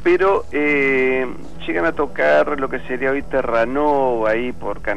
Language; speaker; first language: Spanish; native; Spanish